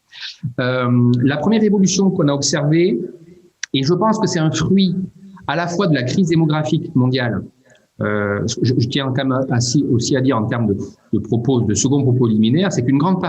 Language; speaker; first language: French; native; French